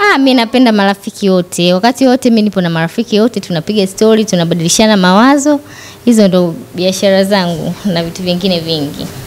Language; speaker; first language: Swahili; native; Swahili